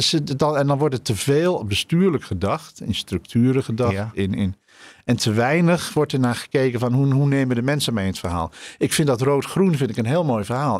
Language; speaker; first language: Dutch; native; Dutch